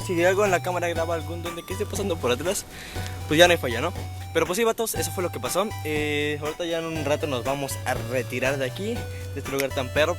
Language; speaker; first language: Spanish; native; Spanish